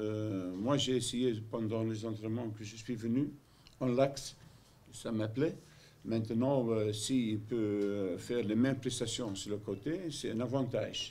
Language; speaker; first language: French; non-native, learner; Dutch